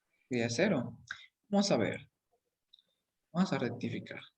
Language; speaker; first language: Spanish; native; Spanish